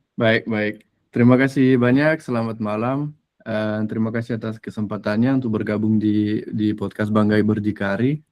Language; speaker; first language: Indonesian; non-native, fluent; French